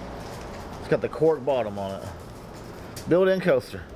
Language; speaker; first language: English; native; English